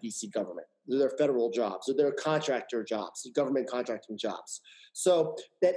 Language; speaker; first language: English; native; English